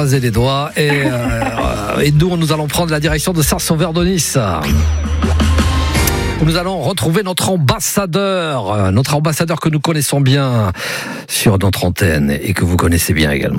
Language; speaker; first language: French; native; French